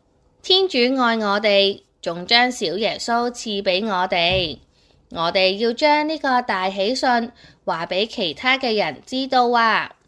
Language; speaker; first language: Chinese; native; Chinese